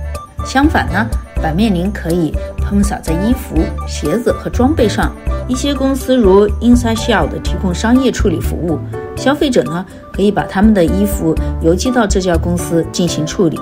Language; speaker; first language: Chinese; native; Chinese